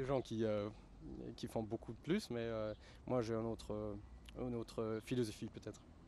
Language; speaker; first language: French; non-native, fluent; German